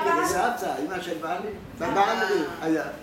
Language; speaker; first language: Hebrew; non-native, fluent; Arabic